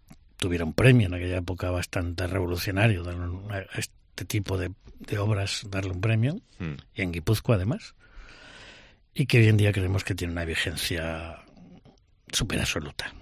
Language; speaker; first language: Spanish; native; Spanish